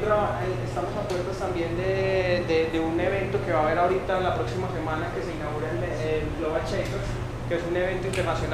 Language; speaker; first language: Spanish; native; Spanish